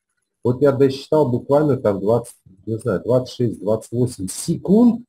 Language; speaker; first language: Russian; native; Russian